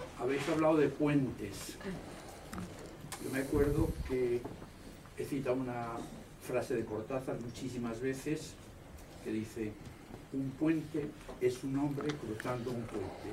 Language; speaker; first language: Spanish; native; Spanish